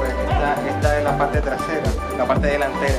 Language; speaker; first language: Spanish; native; Spanish